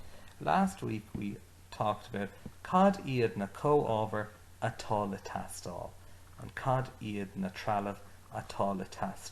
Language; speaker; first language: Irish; non-native, local second language; English